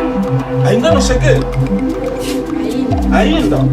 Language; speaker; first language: Portuguese; non-native, learner; Kinyarwanda